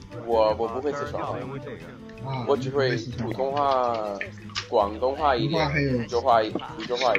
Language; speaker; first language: Chinese; non-native, fluent; English